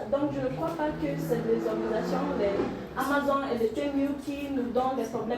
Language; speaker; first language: French; non-native, learner; English